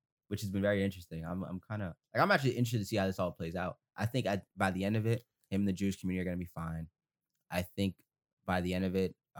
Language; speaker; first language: English; native; English